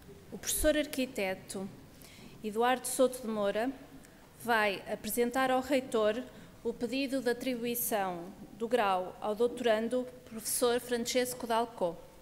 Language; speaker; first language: Portuguese; native; Portuguese